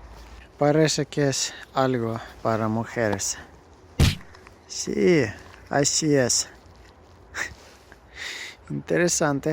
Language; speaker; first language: Spanish; non-native, learner; Russian